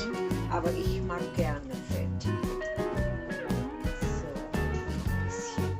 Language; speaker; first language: German; non-native, learner; Thai